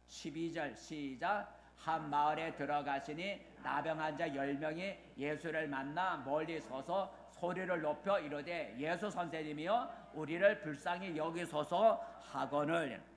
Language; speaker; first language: Korean; native; Korean